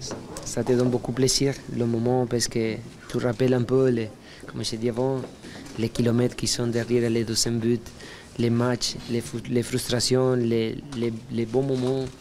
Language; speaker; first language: French; non-native, fluent; Spanish